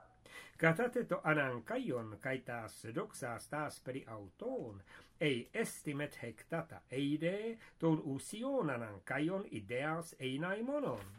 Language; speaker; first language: Greek; non-native, fluent; English